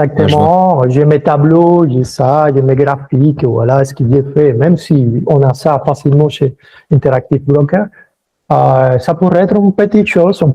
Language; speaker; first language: French; early bilingual, other home language; Spanish